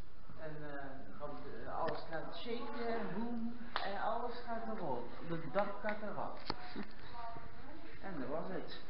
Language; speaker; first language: Dutch; non-native, local second language; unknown